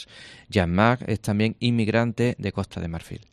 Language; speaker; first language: Spanish; native; Spanish